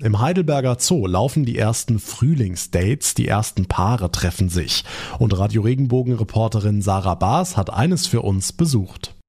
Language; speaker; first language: German; native; German